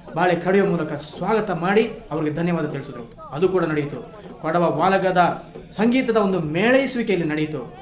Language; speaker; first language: Kannada; non-native, local second language; Kodava